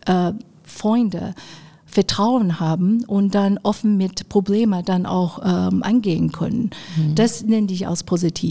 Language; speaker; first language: German; non-native, fluent; Chinese